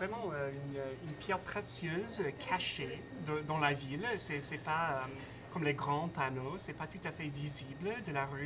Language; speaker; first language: French; non-native, fluent; English